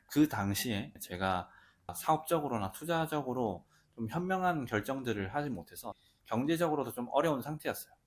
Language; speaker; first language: Korean; native; Korean